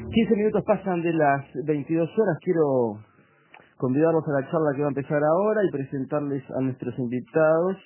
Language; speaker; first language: Spanish; native; Spanish